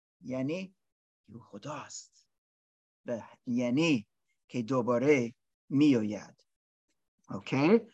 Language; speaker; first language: Persian; non-native, learner; English